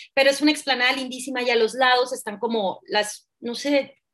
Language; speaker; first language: Spanish; native; Spanish